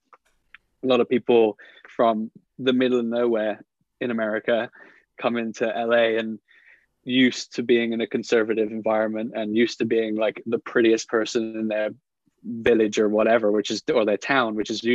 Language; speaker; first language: English; native; English